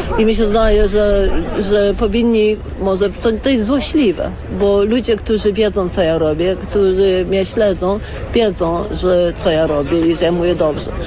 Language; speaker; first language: Polish; early bilingual, heritage; Polish